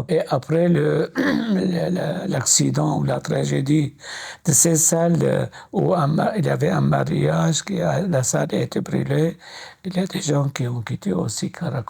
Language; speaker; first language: French; non-native, fluent; Arabic